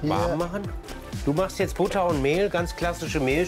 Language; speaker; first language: German; native; German